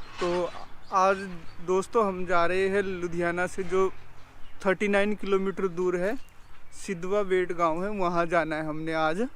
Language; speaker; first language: Hindi; native; Hindi